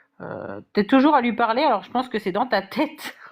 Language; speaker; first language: French; native; French